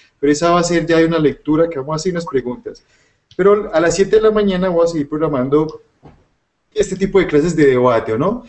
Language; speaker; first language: Spanish; native; Spanish